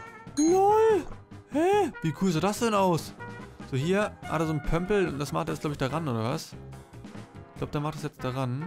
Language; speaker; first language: German; native; German